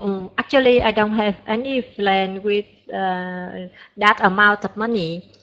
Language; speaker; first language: English; non-native, learner; Vietnamese